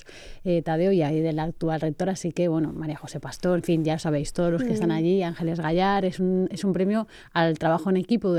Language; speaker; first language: Spanish; native; Spanish